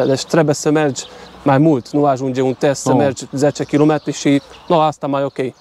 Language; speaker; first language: Romanian; non-native, local second language; Hungarian